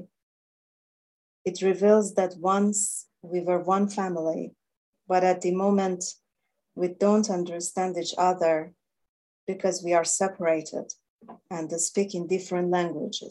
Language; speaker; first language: English; non-native, fluent; Persian